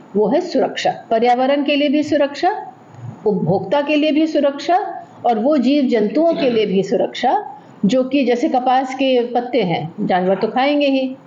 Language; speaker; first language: Hindi; native; Hindi